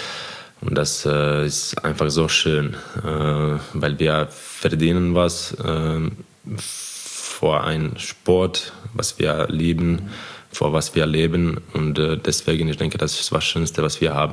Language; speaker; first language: German; non-native, fluent; Croatian